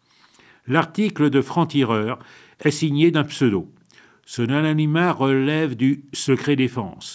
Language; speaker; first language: French; native; French